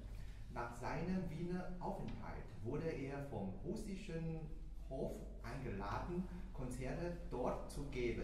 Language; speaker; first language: German; non-native, fluent; Chinese